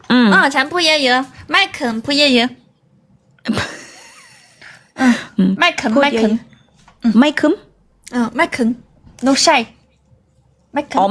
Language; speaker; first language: Thai; non-native, learner; Chinese